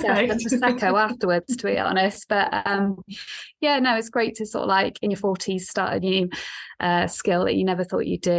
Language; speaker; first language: English; native; English